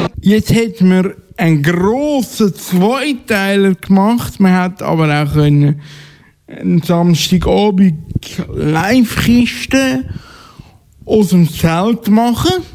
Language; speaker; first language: German; native; German